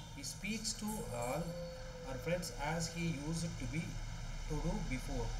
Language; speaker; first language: English; non-native, local second language; Telugu